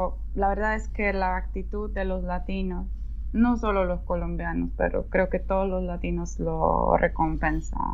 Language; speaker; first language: Spanish; non-native, fluent; Polish